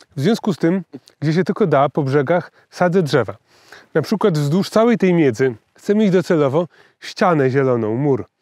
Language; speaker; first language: Polish; native; Polish